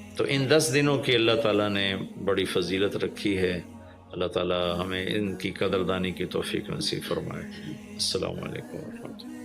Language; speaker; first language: Urdu; non-native, local second language; Punjabi